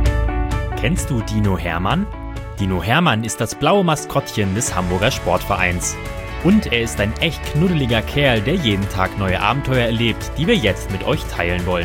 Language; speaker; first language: German; native; German